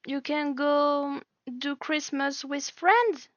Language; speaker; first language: English; non-native, learner; French